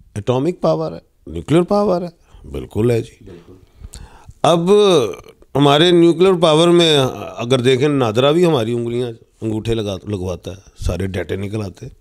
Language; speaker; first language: Urdu; non-native, local second language; Punjabi